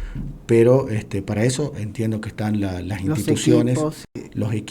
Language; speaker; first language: Spanish; native; Spanish